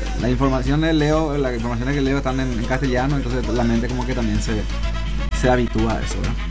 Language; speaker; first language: Spanish; non-native, local second language; Guarani